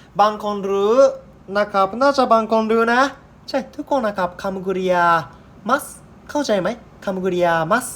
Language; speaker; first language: Thai; non-native, learner; Japanese